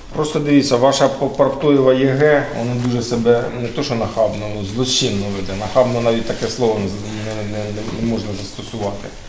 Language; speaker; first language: Ukrainian; native; Ukrainian